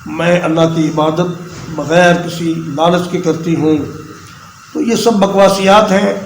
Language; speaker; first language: Urdu; non-native, local second language; Punjabi